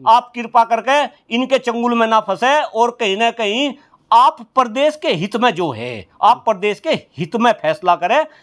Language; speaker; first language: Hindi; native; Hindi